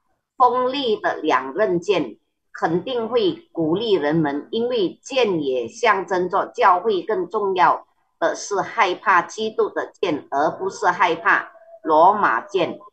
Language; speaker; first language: Chinese; early bilingual, heritage; Chinese